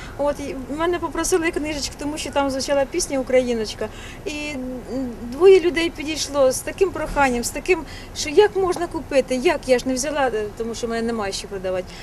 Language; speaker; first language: Ukrainian; native; Ukrainian